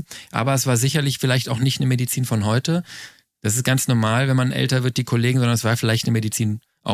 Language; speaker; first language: German; native; German